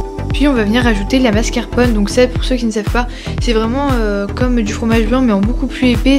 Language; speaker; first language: French; native; French